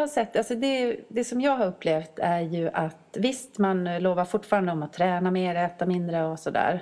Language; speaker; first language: Swedish; native; Swedish